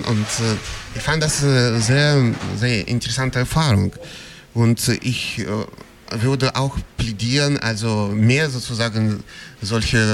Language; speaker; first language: German; non-native, fluent; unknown